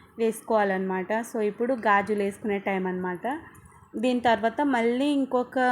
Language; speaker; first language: Telugu; non-native, local second language; Lambadi